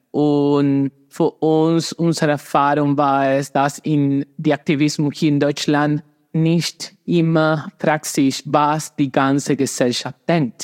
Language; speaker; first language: German; non-native, fluent; Spanish